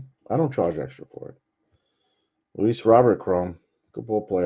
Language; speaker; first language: English; native; English